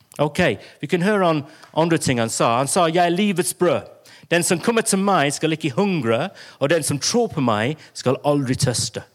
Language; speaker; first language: Norwegian; non-native, fluent; English